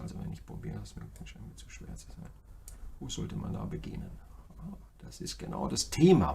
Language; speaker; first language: German; native; German